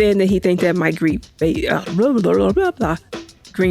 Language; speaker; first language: English; native; English